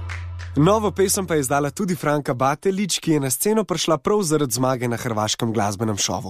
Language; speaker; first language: Slovenian; native; Slovenian